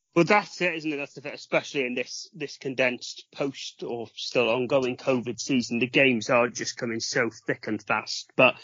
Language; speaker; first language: English; native; English